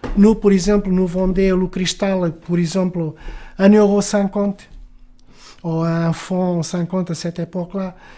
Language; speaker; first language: French; non-native, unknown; Portuguese